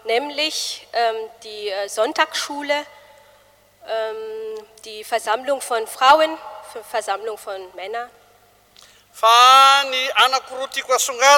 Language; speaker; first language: German; non-native, fluent; Malagasy